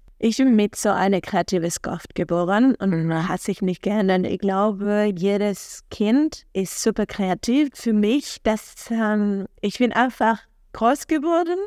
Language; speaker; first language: German; non-native, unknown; Spanish